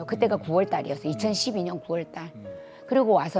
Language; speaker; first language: Korean; native; Korean